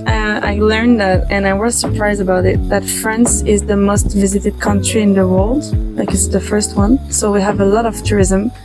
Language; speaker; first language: English; non-native, fluent; French